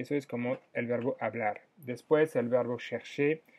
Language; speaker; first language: Spanish; non-native, fluent; French